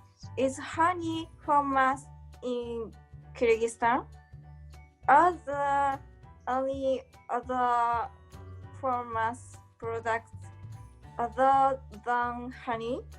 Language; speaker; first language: English; non-native, learner; Japanese